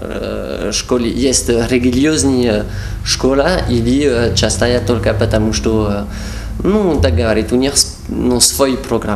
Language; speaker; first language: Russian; non-native, fluent; French